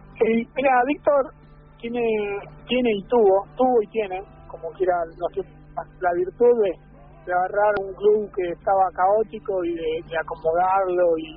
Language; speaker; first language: Spanish; native; Spanish